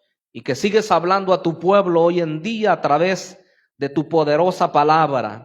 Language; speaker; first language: Spanish; native; Spanish